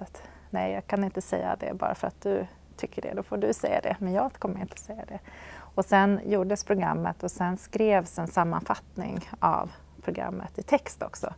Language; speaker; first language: Swedish; native; Swedish